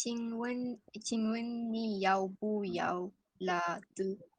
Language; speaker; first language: Chinese; non-native, learner; Malay